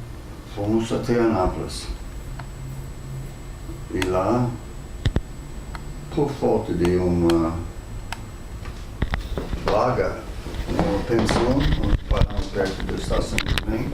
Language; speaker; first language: Portuguese; non-native, fluent; English